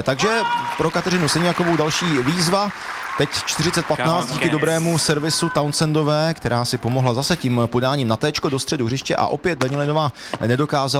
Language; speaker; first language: Czech; native; Czech